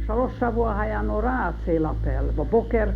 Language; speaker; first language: Hebrew; non-native, learner; Hungarian